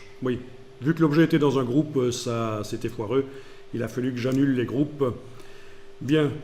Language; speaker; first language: French; native; French